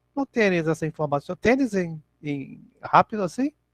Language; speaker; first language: Spanish; non-native, learner; Portuguese